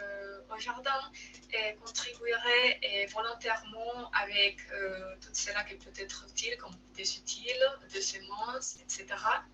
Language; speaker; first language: French; non-native, learner; Spanish